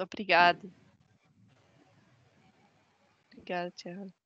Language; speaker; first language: Portuguese; non-native, fluent; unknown